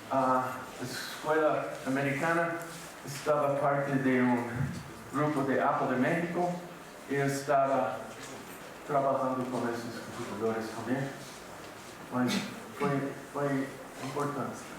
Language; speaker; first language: Portuguese; non-native, fluent; English